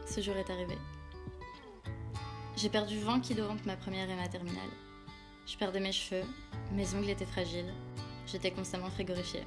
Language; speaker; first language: French; native; French